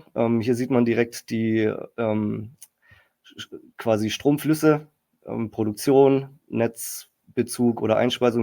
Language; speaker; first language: German; native; German